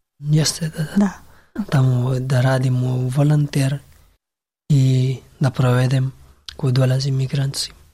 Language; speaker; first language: Serbian; non-native, learner; Pashto